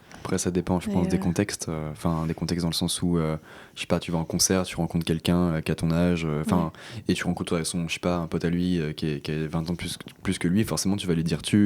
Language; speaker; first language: French; native; French